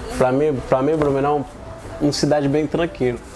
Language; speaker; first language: Portuguese; non-native, learner; Haitian Creole